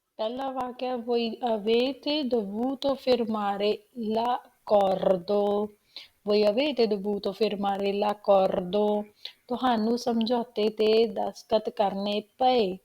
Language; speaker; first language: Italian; non-native, fluent; Punjabi